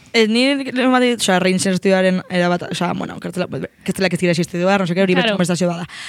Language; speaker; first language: Basque; non-native, local second language; Spanish